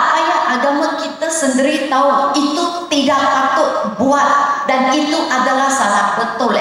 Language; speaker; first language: Indonesian; non-native, local second language; Chinese